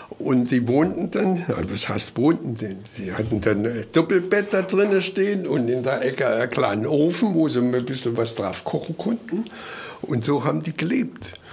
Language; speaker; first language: German; native; German